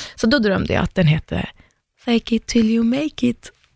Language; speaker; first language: Swedish; early bilingual, other home language; Persian